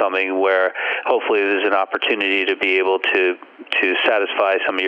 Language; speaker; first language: English; native; English